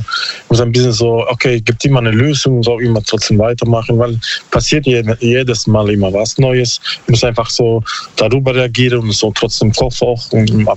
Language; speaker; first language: German; non-native, learner; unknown